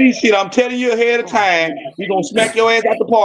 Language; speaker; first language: English; native; English